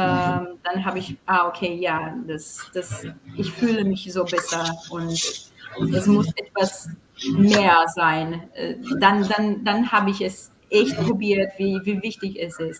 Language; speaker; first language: German; non-native, fluent; Portuguese